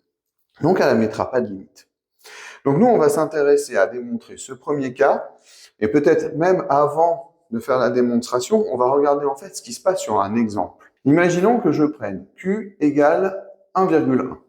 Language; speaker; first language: French; native; French